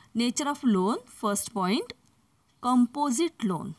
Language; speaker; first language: English; non-native, local second language; Marathi